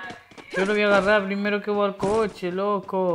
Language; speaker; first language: Spanish; native; Spanish